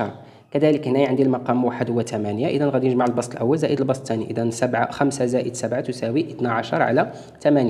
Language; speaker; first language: Arabic; native; Arabic